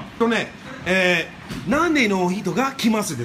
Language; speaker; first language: Japanese; non-native, learner; English